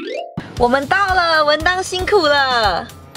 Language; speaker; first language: Chinese; native; Chinese